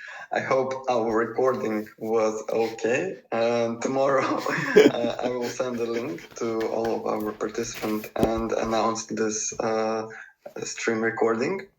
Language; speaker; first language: English; non-native, fluent; Russian